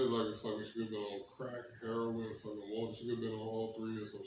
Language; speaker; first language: English; native; English